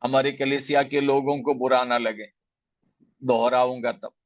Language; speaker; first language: Hindi; non-native, local second language; Malayalam